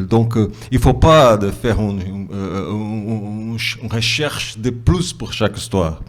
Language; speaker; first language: French; non-native, fluent; Portuguese